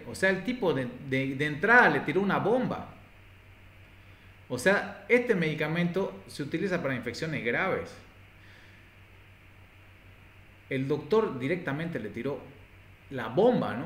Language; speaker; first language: Spanish; native; Spanish